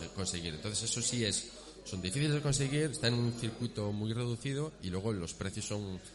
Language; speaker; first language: Spanish; native; Spanish